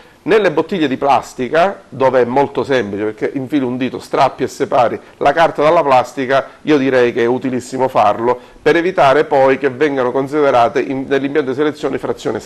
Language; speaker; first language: Italian; native; Italian